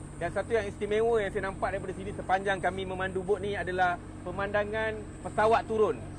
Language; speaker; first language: Malay; native; Malay